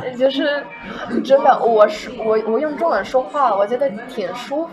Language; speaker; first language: Chinese; non-native, fluent; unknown